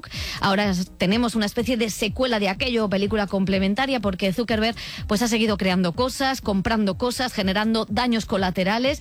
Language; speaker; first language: Spanish; native; Spanish